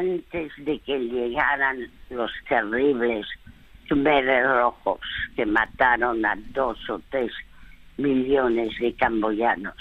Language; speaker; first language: Spanish; early bilingual, other home language; French